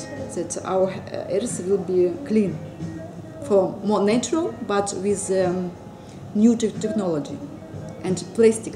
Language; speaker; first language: English; non-native, learner; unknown